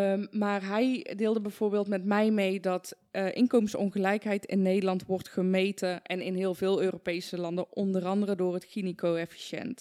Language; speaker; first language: Dutch; early bilingual, other home language; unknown